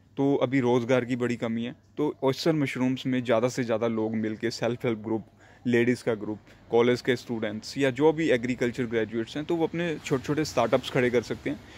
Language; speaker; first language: Hindi; non-native, local second language; Punjabi